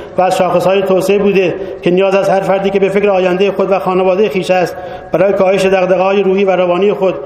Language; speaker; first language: Persian; non-native, local second language; Baluchi